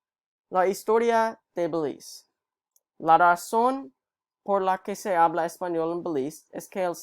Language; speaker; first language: Spanish; non-native, learner; English